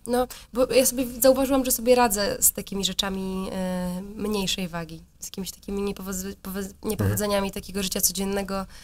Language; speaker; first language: Polish; native; Polish